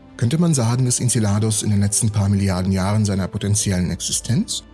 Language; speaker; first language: German; early bilingual, other home language; Russian